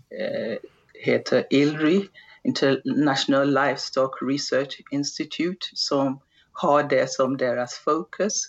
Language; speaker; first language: Swedish; non-native, fluent; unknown